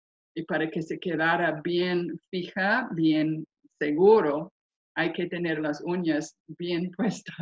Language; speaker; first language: Spanish; non-native, fluent; English